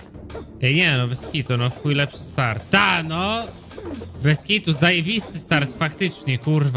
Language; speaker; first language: Polish; native; Polish